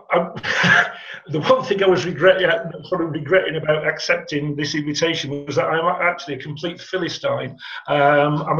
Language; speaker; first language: English; native; English